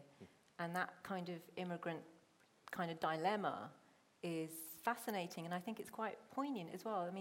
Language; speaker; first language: English; non-native, local second language; Punjabi